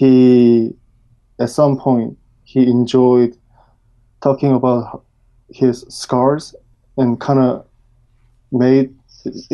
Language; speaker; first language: English; non-native, fluent; Korean